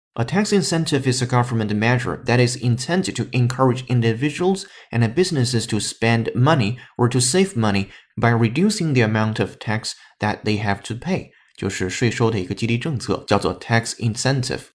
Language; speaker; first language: English; non-native, fluent; Chinese